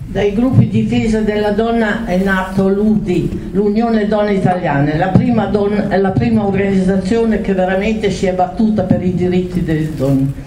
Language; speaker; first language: Italian; native; Italian